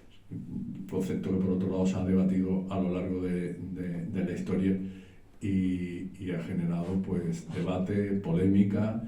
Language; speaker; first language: Spanish; native; Spanish